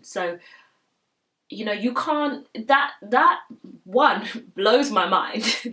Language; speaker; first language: English; native; English